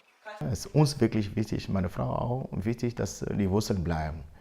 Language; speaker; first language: German; non-native, fluent; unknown